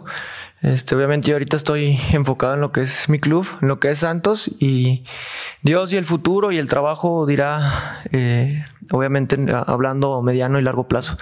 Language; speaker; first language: Spanish; native; Spanish